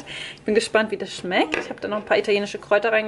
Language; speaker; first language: German; native; German